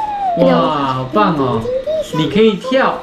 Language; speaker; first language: Chinese; native; Chinese